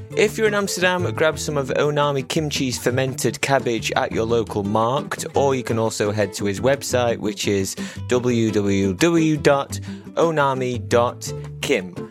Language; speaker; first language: English; native; English